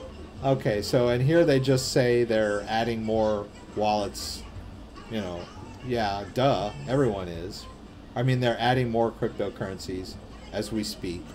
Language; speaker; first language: English; native; English